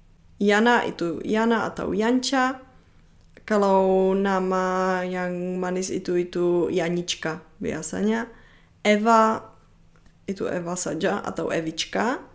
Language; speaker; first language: Indonesian; non-native, fluent; Czech